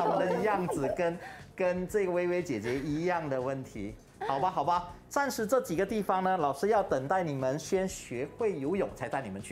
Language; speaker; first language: Chinese; native; Chinese